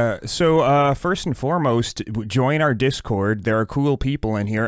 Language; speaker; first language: English; native; English